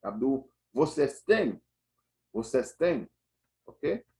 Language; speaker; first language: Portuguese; non-native, fluent; Haitian Creole